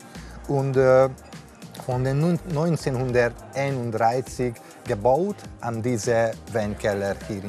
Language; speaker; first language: German; non-native, learner; Hungarian